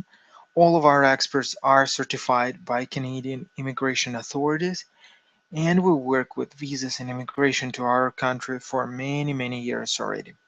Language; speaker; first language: English; non-native, fluent; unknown